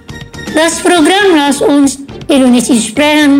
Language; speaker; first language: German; non-native, learner; Indonesian